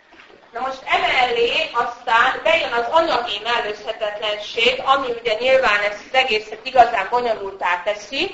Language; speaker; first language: Hungarian; native; Hungarian